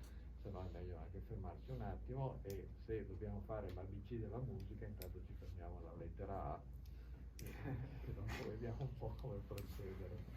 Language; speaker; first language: Italian; native; Italian